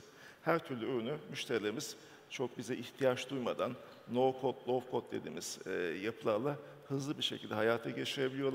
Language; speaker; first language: Turkish; native; Turkish